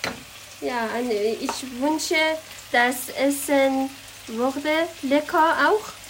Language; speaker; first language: German; non-native, learner; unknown